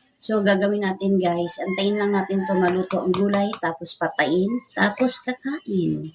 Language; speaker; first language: Filipino; non-native, local second language; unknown